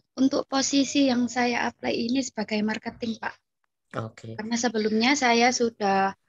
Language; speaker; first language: Indonesian; native; Indonesian